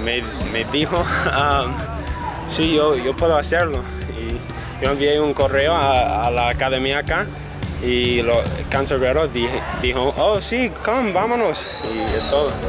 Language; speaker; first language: Spanish; non-native, learner; English